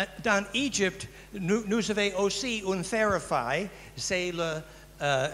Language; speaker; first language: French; non-native, learner; English